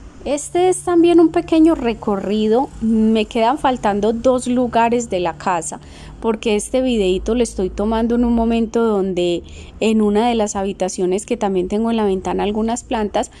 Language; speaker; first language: Spanish; native; Spanish